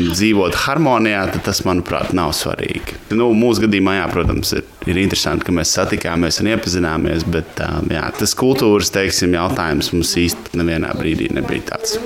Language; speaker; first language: Latvian; native; Latvian